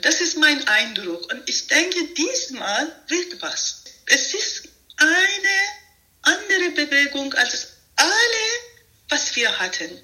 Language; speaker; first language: German; non-native, fluent; Persian